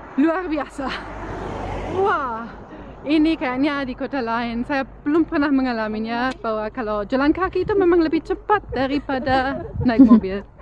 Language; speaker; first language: Indonesian; non-native, fluent; German